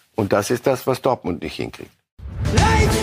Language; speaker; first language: German; native; German